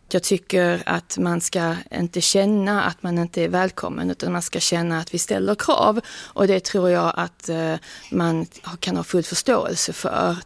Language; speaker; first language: Swedish; native; Swedish